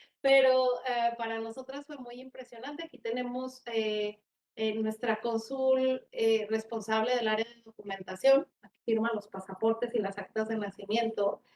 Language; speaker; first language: Spanish; native; Spanish